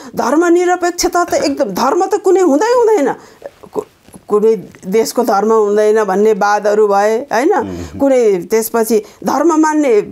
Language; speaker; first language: Nepali; native; Nepali